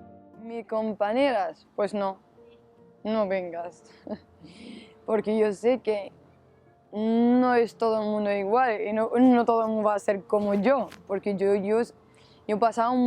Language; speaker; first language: Spanish; non-native, learner; Arabic